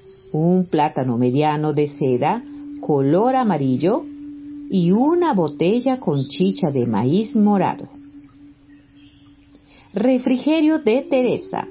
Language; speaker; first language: Spanish; native; Spanish